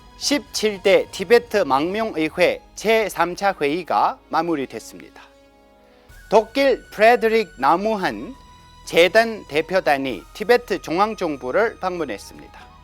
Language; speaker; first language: Korean; non-native, fluent; Tibetan